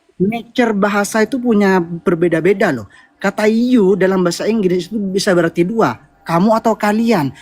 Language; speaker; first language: Indonesian; non-native, local second language; Madurese